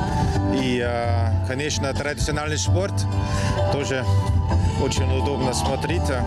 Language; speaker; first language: Russian; non-native, learner; German